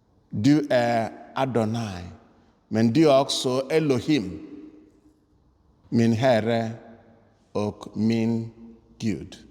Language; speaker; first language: Swedish; non-native, fluent; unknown